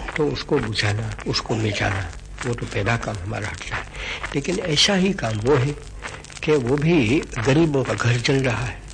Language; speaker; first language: Hindi; non-native, local second language; Gujarati